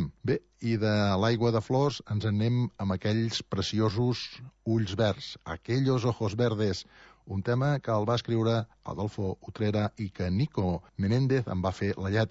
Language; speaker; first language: Catalan; native; Catalan